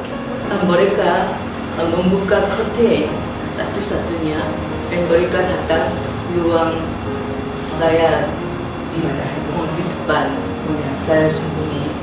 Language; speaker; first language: Indonesian; non-native, learner; Korean